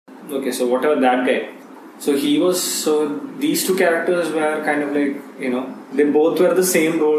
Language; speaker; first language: English; non-native, local second language; Malayalam